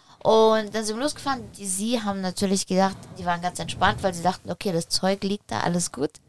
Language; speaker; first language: German; early bilingual, other home language; Polish